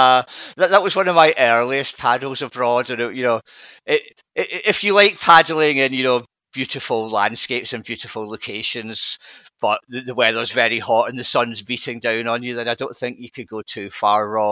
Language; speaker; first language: English; native; English